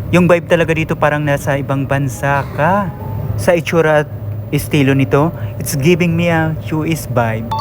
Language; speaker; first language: Filipino; non-native, local second language; Waray